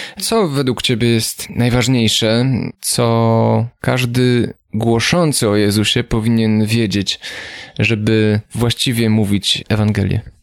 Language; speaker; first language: Polish; native; Polish